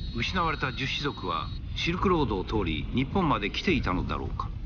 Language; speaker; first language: Japanese; native; Japanese